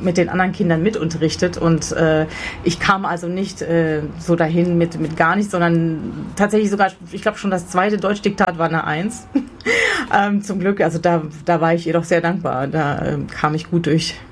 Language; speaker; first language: German; early bilingual, other home language; Slovenian